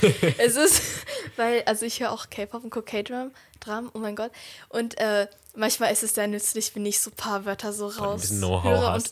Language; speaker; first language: German; native; German